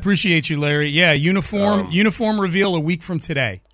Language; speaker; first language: English; native; English